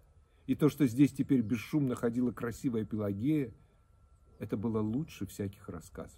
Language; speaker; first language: Russian; native; Russian